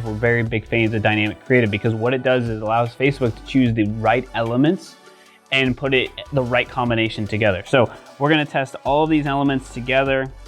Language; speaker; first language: English; native; English